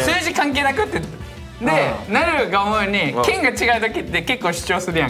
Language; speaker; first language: Japanese; native; Japanese